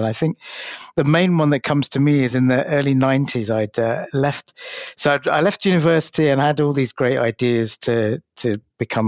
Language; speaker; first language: English; native; English